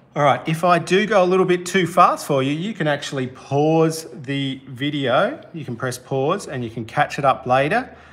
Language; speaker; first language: English; native; English